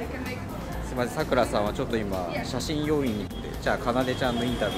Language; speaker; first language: Japanese; native; Japanese